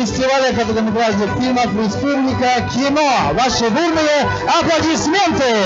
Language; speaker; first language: Russian; native; Russian